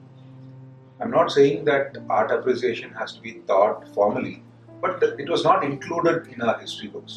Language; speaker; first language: English; non-native, local second language; Tamil